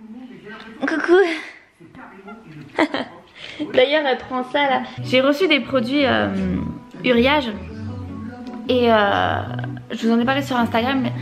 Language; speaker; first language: French; native; French